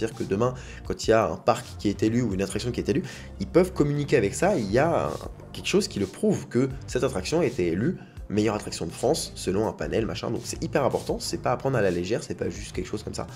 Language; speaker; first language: French; native; French